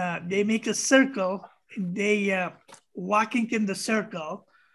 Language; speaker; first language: English; non-native, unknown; Bulgarian